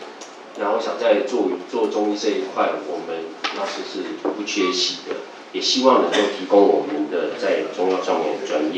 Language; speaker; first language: Chinese; native; Chinese